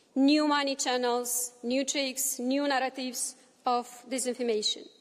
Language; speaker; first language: English; non-native, fluent; Romanian